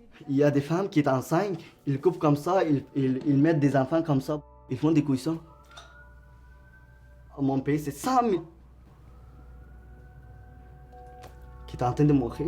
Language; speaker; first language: French; non-native, fluent; Rohingya